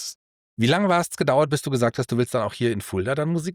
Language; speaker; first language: German; native; German